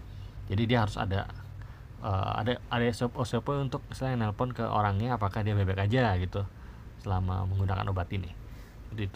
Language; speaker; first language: Indonesian; native; Indonesian